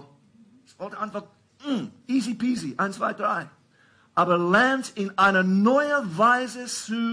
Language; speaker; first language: German; non-native, fluent; English